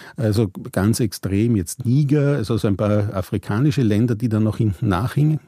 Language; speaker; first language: German; native; German